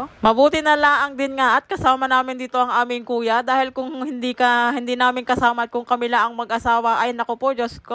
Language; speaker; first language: Filipino; native; Filipino